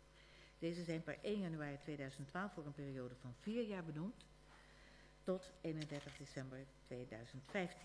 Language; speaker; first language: Dutch; native; Dutch